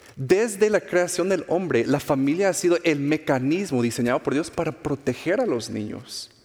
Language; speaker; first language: Spanish; non-native, fluent; English